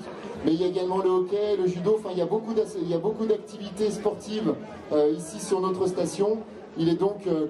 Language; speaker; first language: French; native; French